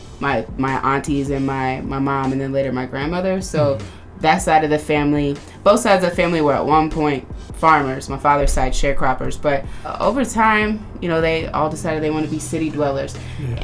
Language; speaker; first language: English; native; English